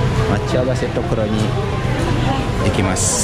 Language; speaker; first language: Japanese; non-native, fluent; Indonesian